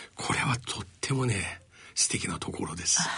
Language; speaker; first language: Japanese; non-native, fluent; Chinese